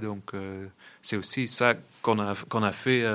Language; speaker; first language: French; non-native, local second language; Dutch